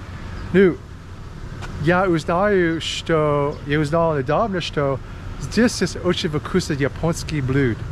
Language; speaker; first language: Russian; non-native, learner; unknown